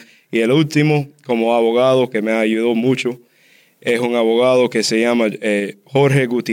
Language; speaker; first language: Spanish; early bilingual, heritage; Spanish